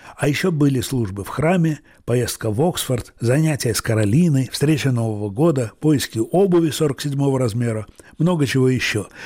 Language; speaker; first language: Russian; native; Russian